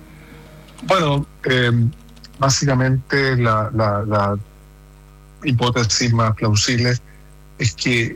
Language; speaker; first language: Spanish; native; Spanish